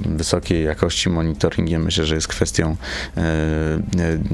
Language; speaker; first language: Polish; native; Polish